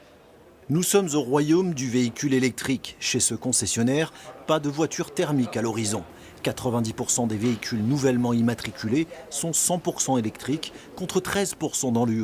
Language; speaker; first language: French; native; French